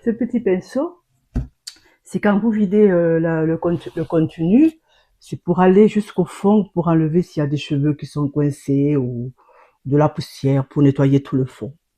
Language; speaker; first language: French; native; French